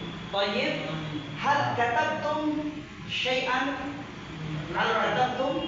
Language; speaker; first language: Arabic; non-native, fluent; Bangla